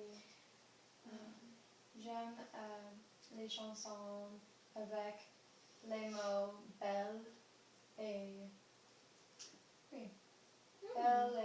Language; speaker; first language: French; non-native, learner; English